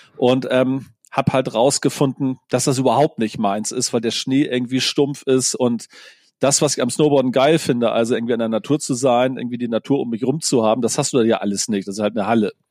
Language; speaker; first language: German; native; German